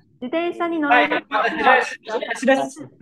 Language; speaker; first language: Japanese; native; Japanese